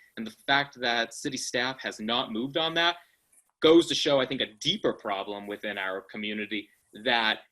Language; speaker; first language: English; native; English